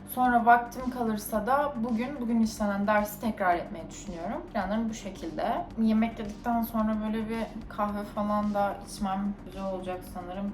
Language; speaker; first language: Turkish; native; Turkish